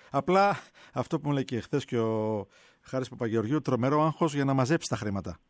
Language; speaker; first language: Greek; native; Greek